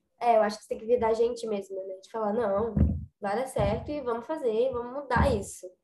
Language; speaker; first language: Portuguese; native; Portuguese